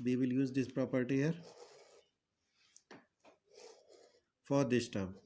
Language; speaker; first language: English; non-native, local second language; Hindi